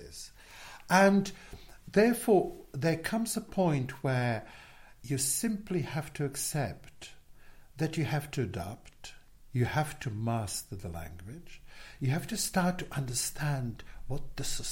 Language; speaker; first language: English; non-native, fluent; Czech